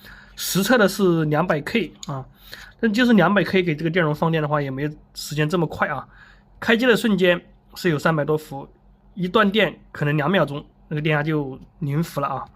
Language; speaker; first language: Chinese; native; Chinese